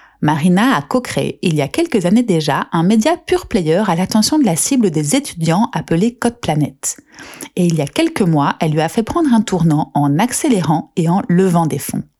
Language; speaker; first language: French; native; French